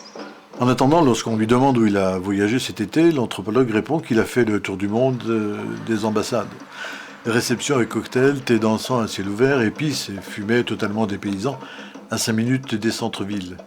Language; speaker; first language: French; native; French